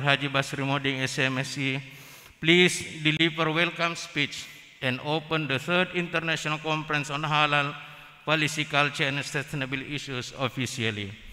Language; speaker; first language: English; non-native, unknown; Indonesian